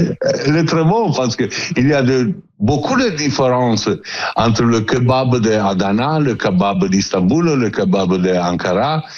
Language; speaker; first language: French; non-native, learner; Italian